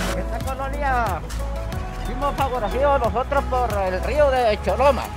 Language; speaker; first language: Spanish; native; Spanish